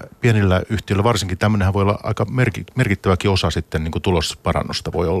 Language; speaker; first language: Finnish; native; Finnish